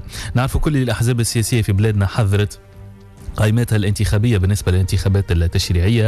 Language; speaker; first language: Arabic; native; Arabic